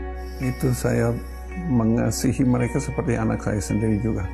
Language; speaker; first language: Indonesian; non-native, fluent; English